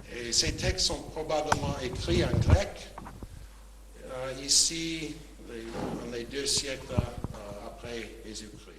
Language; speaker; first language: French; non-native, fluent; English